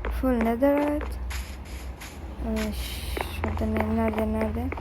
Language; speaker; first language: Turkish; early bilingual, other home language; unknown